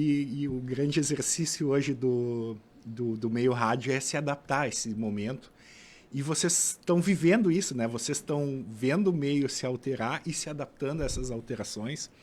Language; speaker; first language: Portuguese; native; Portuguese